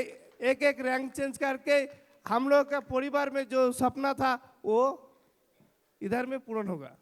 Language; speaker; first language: Hindi; non-native, local second language; Bangla